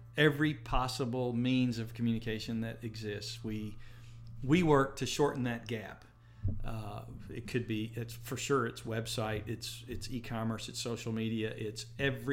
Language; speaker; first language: English; native; English